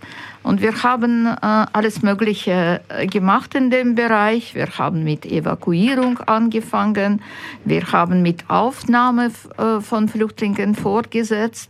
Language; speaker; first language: German; non-native, fluent; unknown